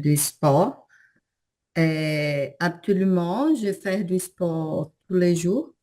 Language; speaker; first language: French; non-native, learner; Portuguese